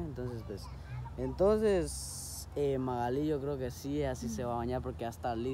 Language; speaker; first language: Spanish; native; Spanish